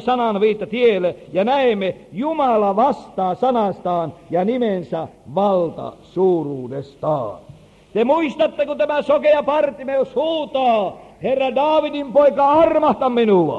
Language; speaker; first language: Finnish; native; Finnish